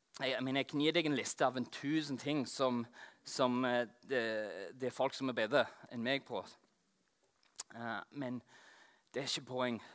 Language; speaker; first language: Norwegian; non-native, fluent; English